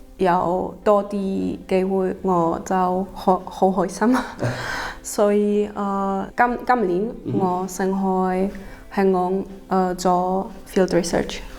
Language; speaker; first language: Cantonese; non-native, learner; Czech